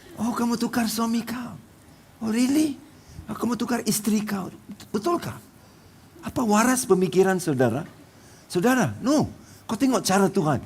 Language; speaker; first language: Malay; non-native, local second language; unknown